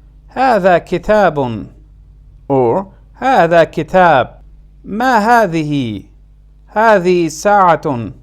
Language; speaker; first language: Arabic; non-native, fluent; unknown